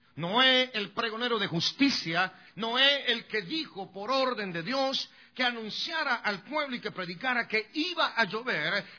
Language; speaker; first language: Spanish; native; Spanish